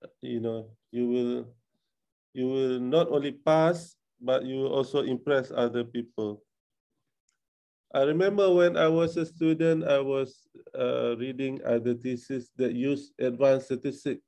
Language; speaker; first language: English; non-native, local second language; Malay